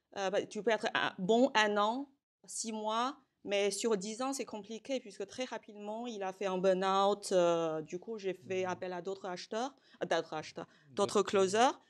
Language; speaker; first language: French; non-native, fluent; Chinese